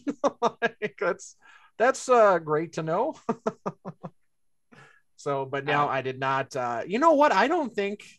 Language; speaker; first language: English; native; English